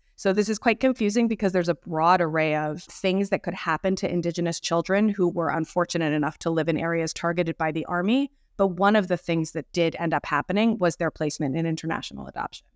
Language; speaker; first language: English; native; English